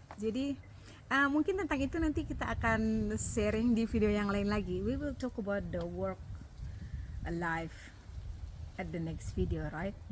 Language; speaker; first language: Indonesian; native; Indonesian